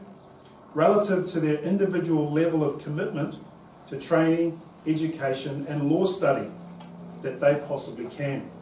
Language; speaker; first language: English; native; English